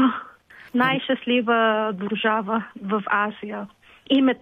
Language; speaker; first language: Bulgarian; non-native, learner; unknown